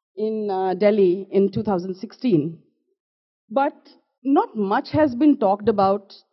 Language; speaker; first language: English; non-native, local second language; Kashmiri